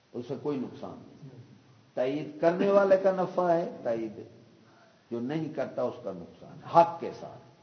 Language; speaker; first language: Urdu; non-native, local second language; Punjabi